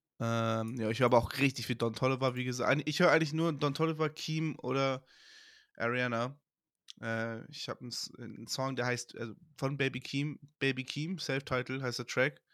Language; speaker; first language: German; native; German